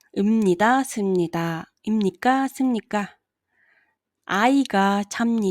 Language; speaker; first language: Korean; non-native, fluent; Mongolian